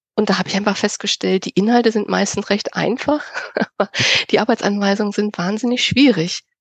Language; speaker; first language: German; native; German